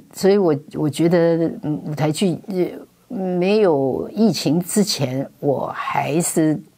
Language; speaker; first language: Chinese; non-native, fluent; Wu Chinese